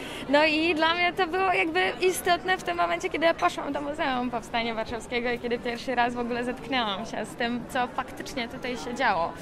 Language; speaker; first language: Polish; non-native, fluent; Russian